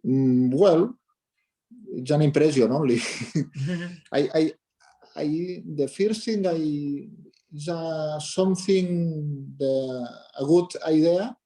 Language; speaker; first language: English; non-native, learner; Catalan